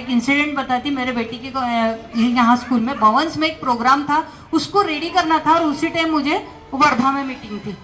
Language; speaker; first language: Hindi; non-native, local second language; Marathi